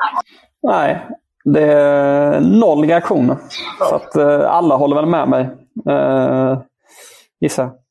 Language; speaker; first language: Swedish; native; Swedish